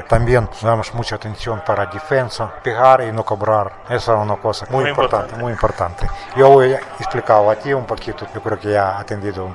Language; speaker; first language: Spanish; non-native, learner; Russian